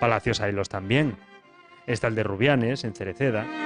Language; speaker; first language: Spanish; native; Spanish